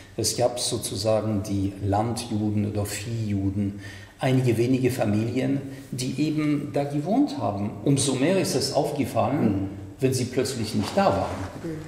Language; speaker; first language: German; non-native, fluent; French